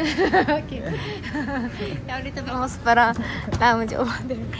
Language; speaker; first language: Spanish; non-native, learner; Japanese